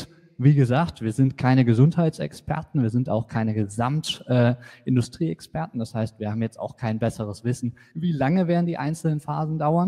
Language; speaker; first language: German; native; German